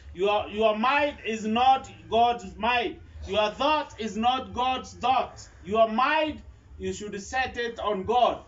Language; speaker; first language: English; non-native, local second language; Kikuyu